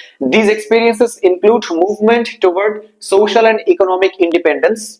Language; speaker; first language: English; non-native, local second language; Bangla